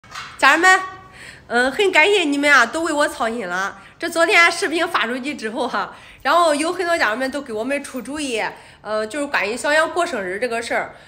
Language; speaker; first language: Chinese; native; Chinese